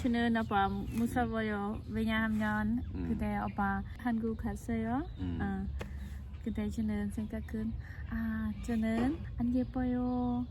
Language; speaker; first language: Korean; non-native, learner; Khmer